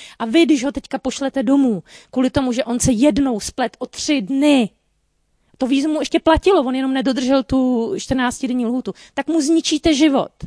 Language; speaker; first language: Czech; native; Czech